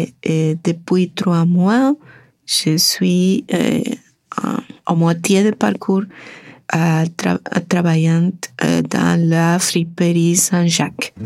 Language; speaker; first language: French; non-native, learner; Spanish